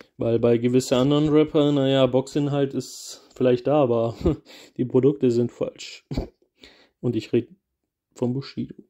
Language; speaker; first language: German; early bilingual, other home language; Kurdish